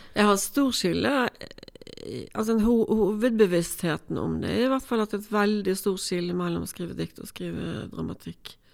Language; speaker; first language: Norwegian; native; Norwegian